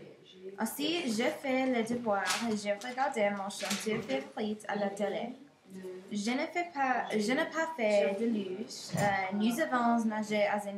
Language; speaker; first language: French; non-native, learner; English